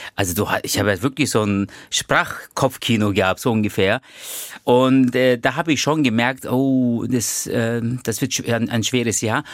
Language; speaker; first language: German; early bilingual, other home language; Turkish